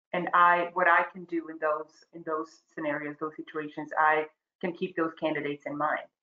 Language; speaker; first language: English; non-native, fluent; Croatian